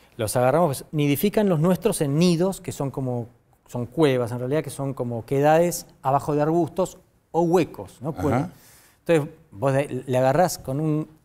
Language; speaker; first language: Spanish; native; Spanish